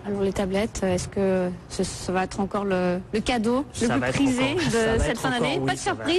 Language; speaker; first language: French; native; French